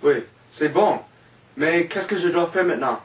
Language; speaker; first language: French; non-native, learner; English